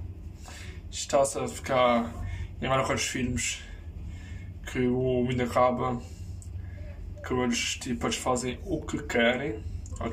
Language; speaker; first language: Portuguese; early bilingual, heritage; Portuguese